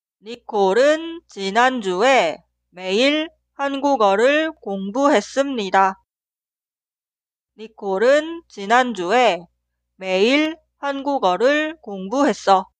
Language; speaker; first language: Korean; non-native, fluent; Spanish